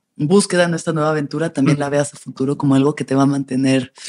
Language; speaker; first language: Spanish; native; Spanish